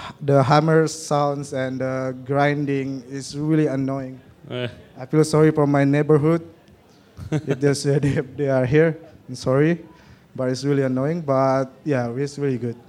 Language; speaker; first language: English; non-native, learner; Indonesian